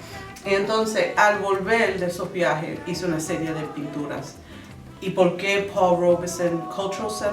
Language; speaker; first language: Spanish; early bilingual, other home language; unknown